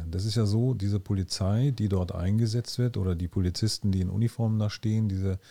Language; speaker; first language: German; native; German